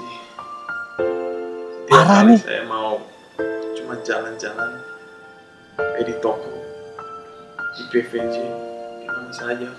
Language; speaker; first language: Indonesian; non-native, learner; English